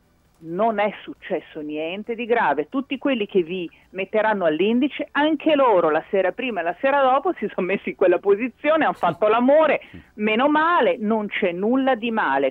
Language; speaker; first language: Italian; native; Italian